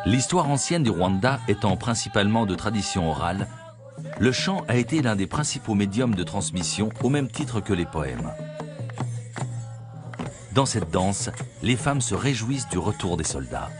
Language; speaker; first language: French; native; French